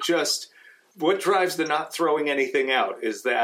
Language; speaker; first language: English; native; English